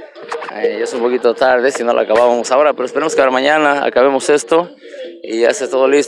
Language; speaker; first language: Spanish; native; Spanish